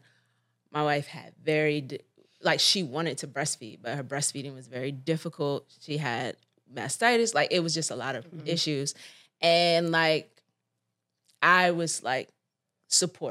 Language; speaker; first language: English; native; English